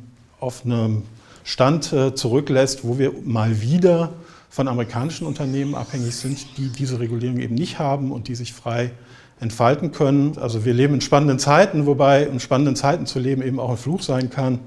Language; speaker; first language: German; native; German